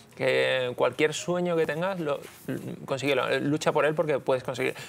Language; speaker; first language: Spanish; native; Spanish